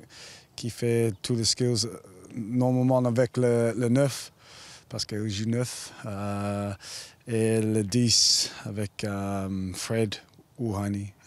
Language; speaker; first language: French; non-native, learner; English